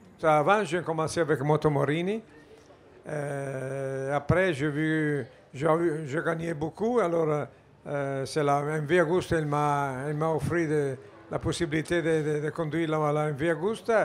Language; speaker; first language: French; non-native, fluent; Italian